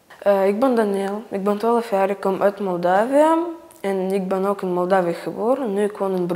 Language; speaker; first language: Dutch; non-native, learner; Romanian